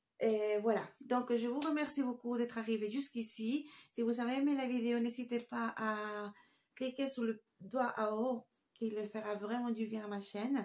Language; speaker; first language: French; non-native, fluent; Spanish